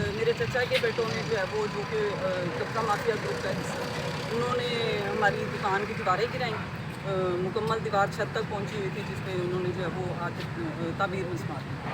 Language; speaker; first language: Urdu; non-native, local second language; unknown